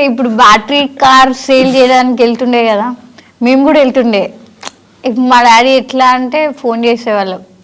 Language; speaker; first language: Telugu; native; Telugu